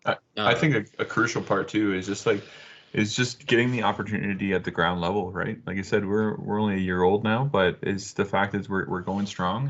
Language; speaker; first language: English; native; English